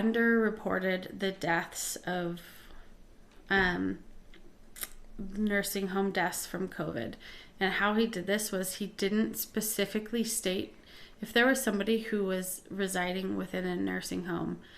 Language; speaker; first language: English; native; English